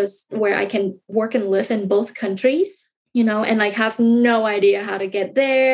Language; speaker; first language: English; non-native, fluent; Vietnamese